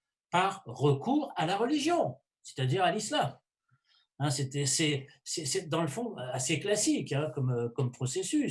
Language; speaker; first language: French; native; French